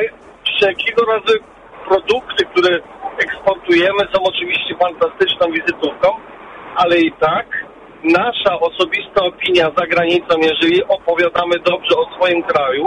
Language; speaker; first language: Polish; early bilingual, heritage; Polish